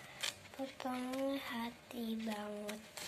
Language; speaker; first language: Indonesian; native; Indonesian